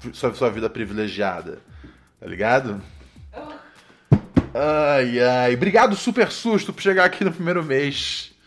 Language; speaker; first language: Portuguese; native; Portuguese